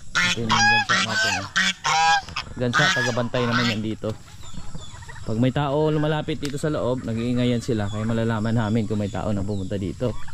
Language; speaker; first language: Filipino; non-native, local second language; Cebuano